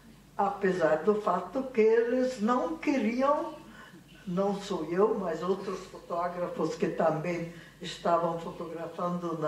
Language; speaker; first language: Portuguese; non-native, fluent; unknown